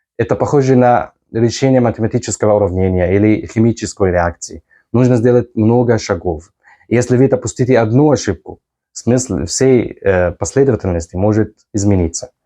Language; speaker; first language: Russian; non-native, fluent; Arabic